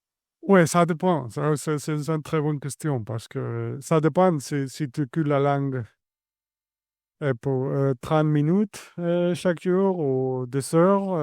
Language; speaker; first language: French; non-native, fluent; Spanish